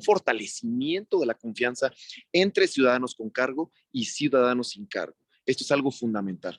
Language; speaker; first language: Spanish; native; Spanish